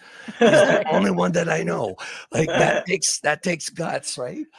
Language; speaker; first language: English; native; English